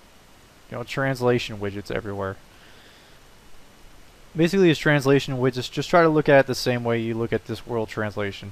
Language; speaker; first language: English; native; English